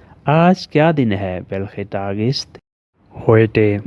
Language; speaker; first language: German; non-native, learner; Urdu